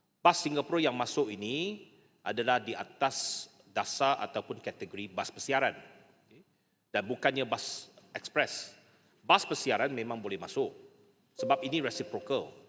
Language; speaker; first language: Malay; native; Malay